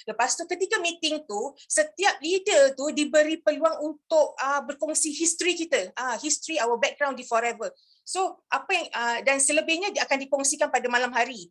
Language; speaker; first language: Malay; native; Malay